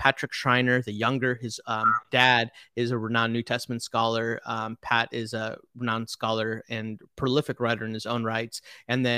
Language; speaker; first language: English; early bilingual, other home language; Telugu